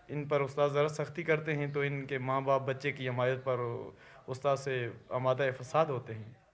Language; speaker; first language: Urdu; non-native, local second language; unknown